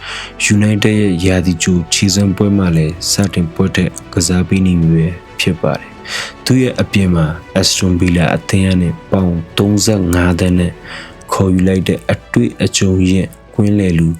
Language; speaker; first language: Burmese; native; Burmese